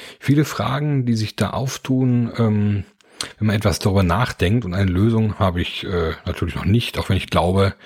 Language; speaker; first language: German; native; German